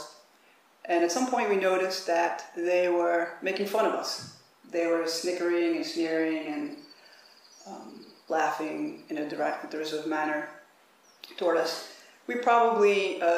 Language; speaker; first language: English; native; English